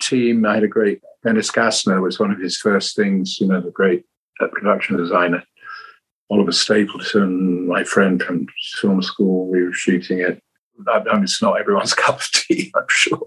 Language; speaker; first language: English; native; English